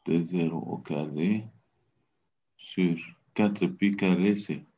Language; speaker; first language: French; non-native, local second language; Arabic